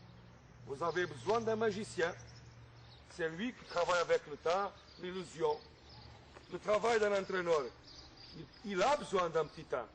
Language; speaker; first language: French; non-native, fluent; Portuguese